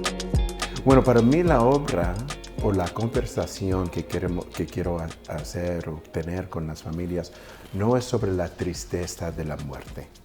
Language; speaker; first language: Spanish; early bilingual, heritage; Spanish